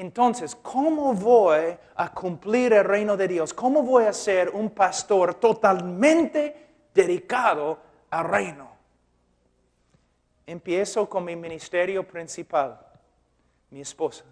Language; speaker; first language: Spanish; non-native, fluent; English